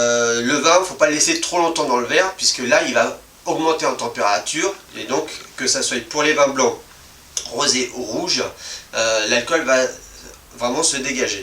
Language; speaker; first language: French; native; French